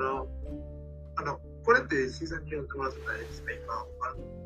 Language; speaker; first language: Japanese; non-native, learner; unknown